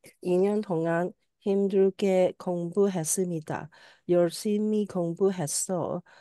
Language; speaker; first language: Korean; non-native, learner; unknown